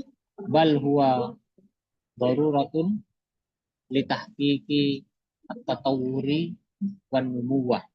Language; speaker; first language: Arabic; non-native, fluent; Indonesian